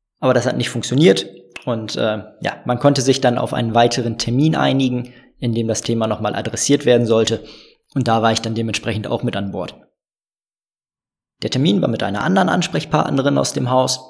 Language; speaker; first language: German; native; German